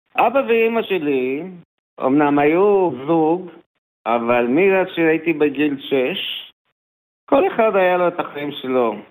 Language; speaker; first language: Hebrew; native; Hebrew